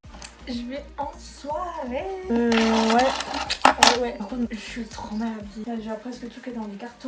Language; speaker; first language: French; native; French